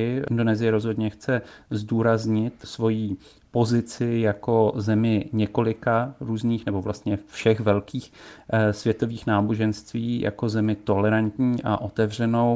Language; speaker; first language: Czech; native; Czech